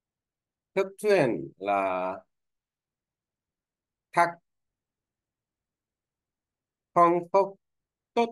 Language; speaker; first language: Vietnamese; non-native, learner; Korean